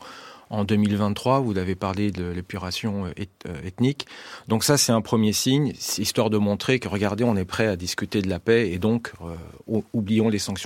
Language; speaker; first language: French; native; French